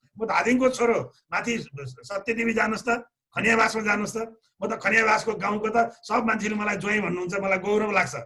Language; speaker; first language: Nepali; native; Nepali